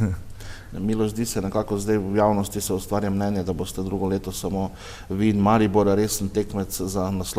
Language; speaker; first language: Slovenian; native; Slovenian